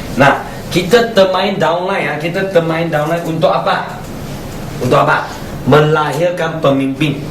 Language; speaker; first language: Malay; non-native, local second language; Chinese